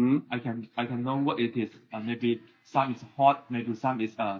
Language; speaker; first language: English; non-native, learner; Chinese